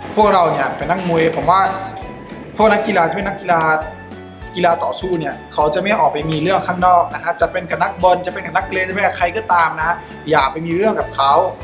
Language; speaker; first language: Thai; early bilingual, other home language; French